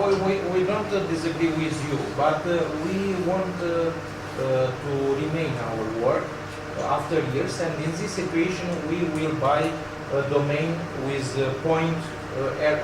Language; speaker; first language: English; non-native, learner; Romanian